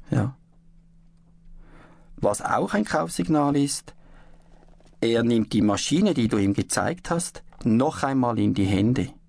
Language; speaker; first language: German; native; German